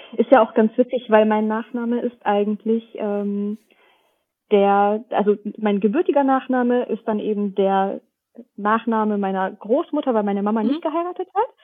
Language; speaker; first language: German; early bilingual, other home language; Russian